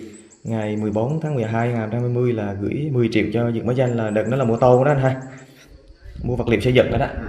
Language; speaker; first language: Vietnamese; native; Vietnamese